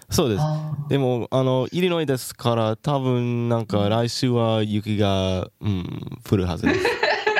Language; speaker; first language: Japanese; non-native, fluent; English